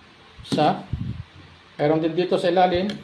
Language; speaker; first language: Filipino; native; Filipino